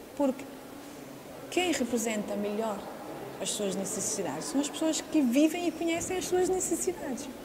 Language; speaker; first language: Portuguese; non-native, local second language; Kabuverdianu